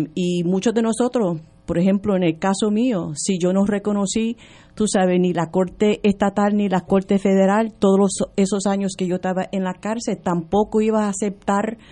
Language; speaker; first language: Spanish; early bilingual, heritage; Spanish